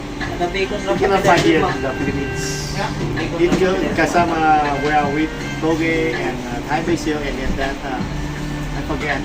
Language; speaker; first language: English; non-native, learner; Vietnamese